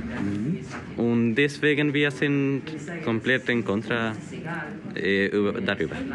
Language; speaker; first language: German; non-native, learner; Spanish